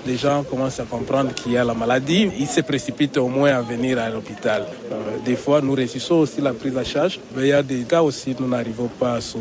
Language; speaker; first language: French; native; French